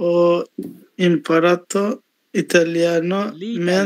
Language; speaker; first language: Italian; non-native, learner; Bangla